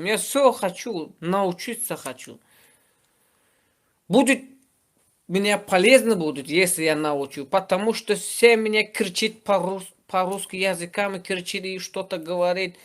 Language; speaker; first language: Russian; non-native, learner; Turkmen